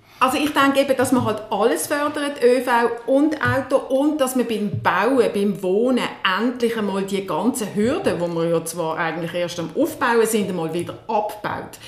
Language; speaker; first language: German; native; German